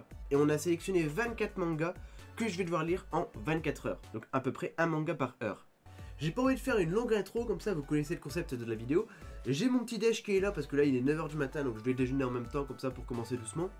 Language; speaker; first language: French; native; French